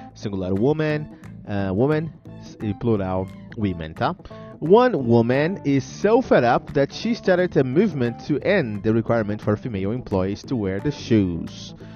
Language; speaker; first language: English; non-native, fluent; Portuguese